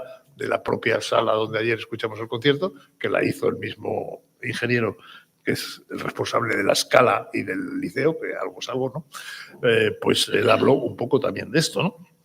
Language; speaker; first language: Spanish; native; Spanish